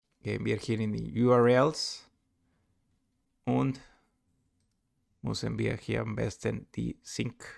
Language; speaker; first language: German; non-native, learner; Spanish